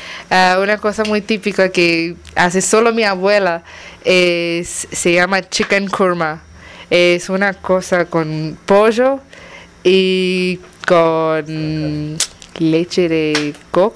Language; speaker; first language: Spanish; non-native, learner; Tamil